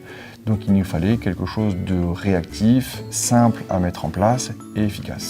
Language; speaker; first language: French; native; French